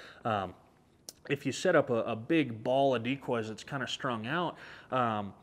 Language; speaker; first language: English; native; English